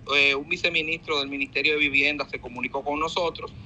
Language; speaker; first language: Spanish; native; Spanish